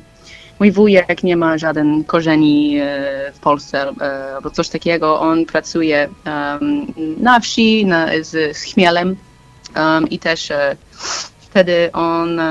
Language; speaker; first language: Polish; non-native, learner; English